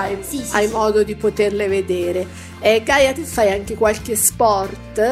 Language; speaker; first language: Italian; native; Italian